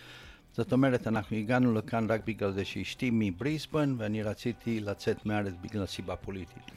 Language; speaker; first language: Hebrew; non-native, fluent; Romanian